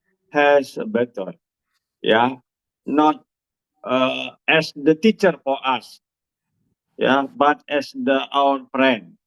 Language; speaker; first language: English; non-native, learner; Indonesian